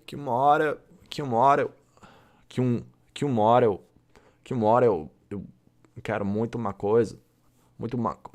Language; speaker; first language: Portuguese; non-native, learner; English